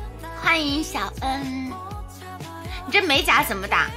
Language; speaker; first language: Chinese; native; Chinese